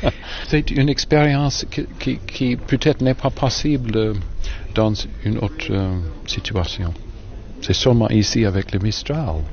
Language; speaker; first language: French; non-native, learner; English